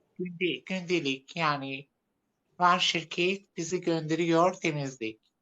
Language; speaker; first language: Turkish; non-native, learner; Arabic